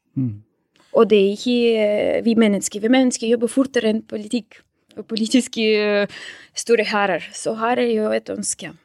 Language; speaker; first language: Norwegian; non-native, fluent; Russian